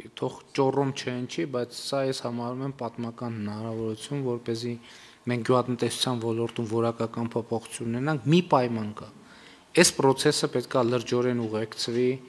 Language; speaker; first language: Armenian; native; Armenian